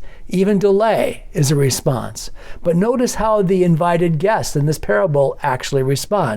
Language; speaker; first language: English; native; English